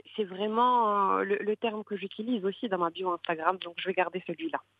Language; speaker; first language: French; non-native, local second language; Arabic